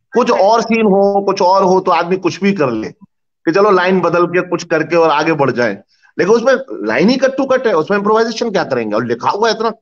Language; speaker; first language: Hindi; native; Hindi